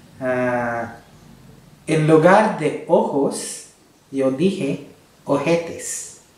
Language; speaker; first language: Spanish; non-native, learner; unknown